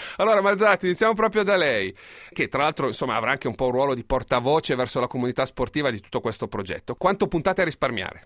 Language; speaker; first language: Italian; native; Italian